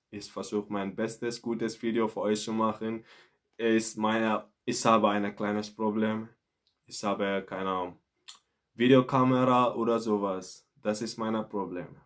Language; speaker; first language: German; non-native, learner; Mandingo